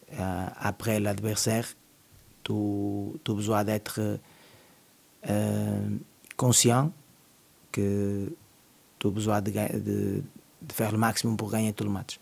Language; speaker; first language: French; non-native, learner; Portuguese